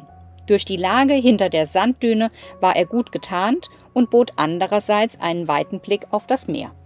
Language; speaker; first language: German; native; German